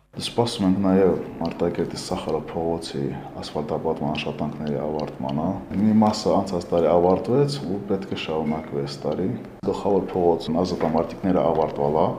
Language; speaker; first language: Armenian; native; Armenian